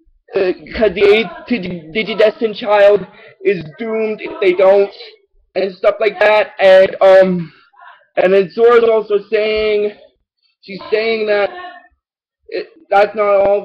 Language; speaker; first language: English; native; English